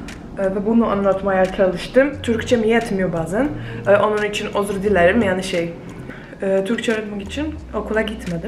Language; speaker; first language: Turkish; non-native, fluent; Polish